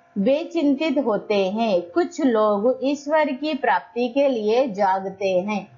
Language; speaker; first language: Hindi; non-native, local second language; Telugu